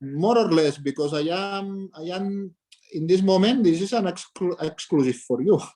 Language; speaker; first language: English; non-native, learner; Catalan